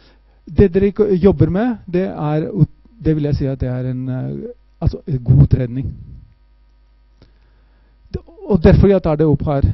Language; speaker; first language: Norwegian; non-native, fluent; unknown